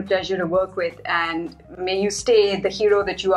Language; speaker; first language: English; non-native, local second language; Hindi